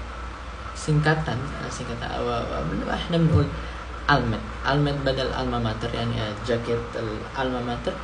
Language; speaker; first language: Arabic; non-native, fluent; Indonesian